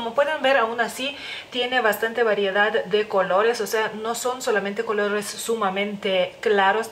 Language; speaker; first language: Spanish; non-native, fluent; Lithuanian